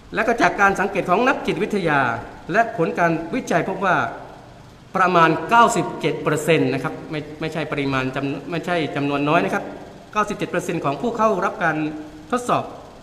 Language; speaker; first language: Thai; non-native, local second language; Malay